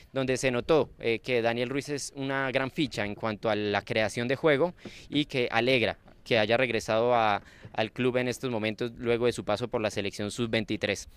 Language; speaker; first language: Spanish; native; Spanish